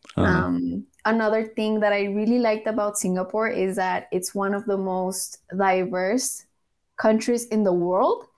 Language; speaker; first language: English; early bilingual, other home language; Spanish